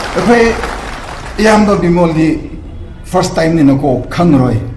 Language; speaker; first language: Manipuri; non-native, local second language; Tangkhul Naga (India)